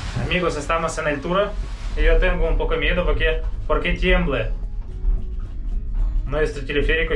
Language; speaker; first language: Spanish; non-native, learner; Russian